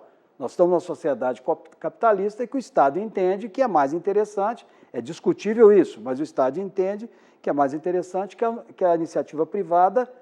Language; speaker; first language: Portuguese; native; Portuguese